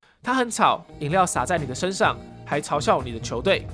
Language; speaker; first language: Chinese; early bilingual, heritage; Chinese